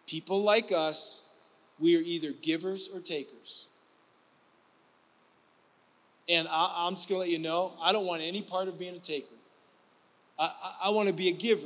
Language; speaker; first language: English; native; English